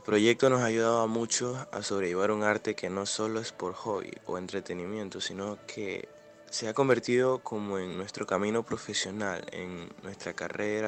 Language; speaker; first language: Spanish; native; Spanish